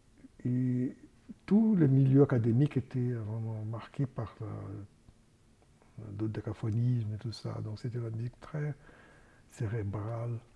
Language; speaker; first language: French; non-native, fluent; Portuguese